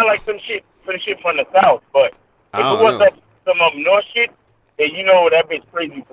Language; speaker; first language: English; native; English